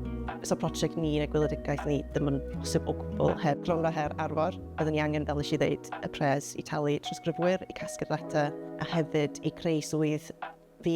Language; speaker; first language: Welsh; non-native, local second language; English